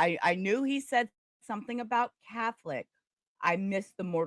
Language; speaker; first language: English; native; English